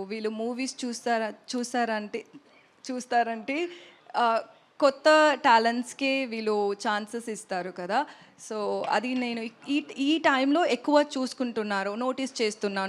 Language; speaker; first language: Telugu; non-native, local second language; Tamil